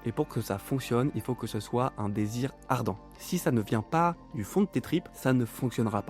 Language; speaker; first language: French; native; French